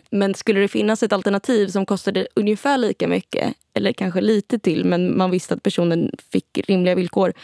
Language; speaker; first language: Swedish; native; Swedish